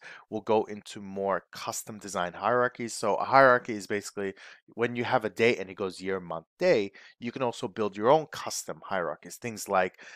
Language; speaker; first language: English; native; English